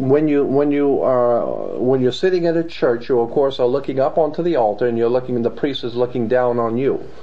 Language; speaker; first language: English; native; English